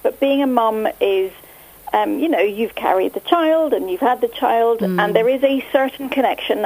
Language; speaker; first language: English; native; English